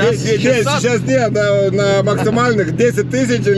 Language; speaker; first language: Russian; non-native, fluent; Lithuanian